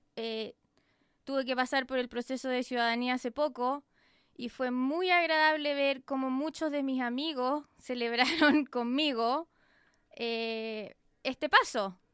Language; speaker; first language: Spanish; native; Spanish